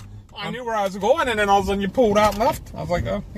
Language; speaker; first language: English; native; English